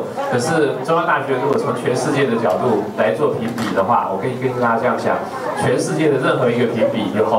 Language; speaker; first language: Chinese; native; Chinese